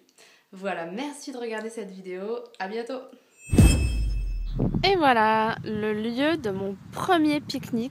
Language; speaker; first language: French; native; French